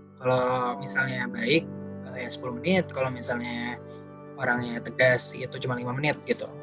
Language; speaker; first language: Indonesian; native; Indonesian